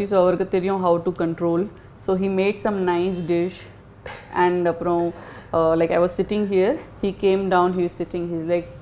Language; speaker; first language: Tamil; non-native, fluent; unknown